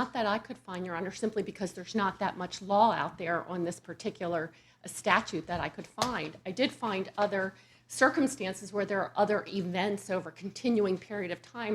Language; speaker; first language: English; native; English